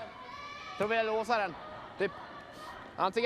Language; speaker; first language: Swedish; native; Swedish